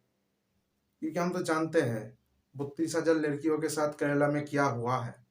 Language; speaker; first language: Hindi; non-native, local second language; Bangla